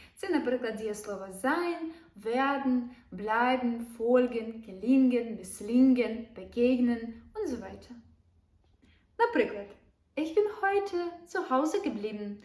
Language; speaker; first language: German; non-native, fluent; Ukrainian